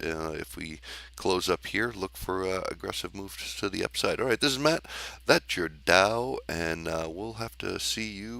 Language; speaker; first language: English; native; English